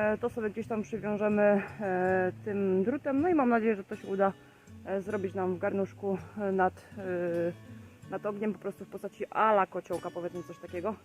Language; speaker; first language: Polish; native; Polish